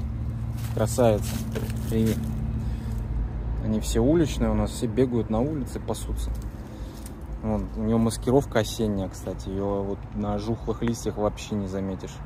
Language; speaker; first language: Russian; native; Russian